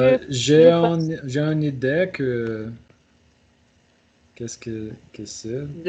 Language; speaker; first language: French; non-native, learner; Portuguese